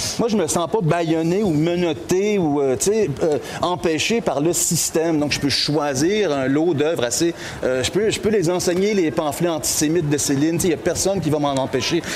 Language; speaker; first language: French; native; French